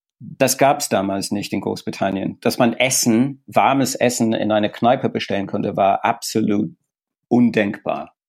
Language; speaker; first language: German; non-native, fluent; English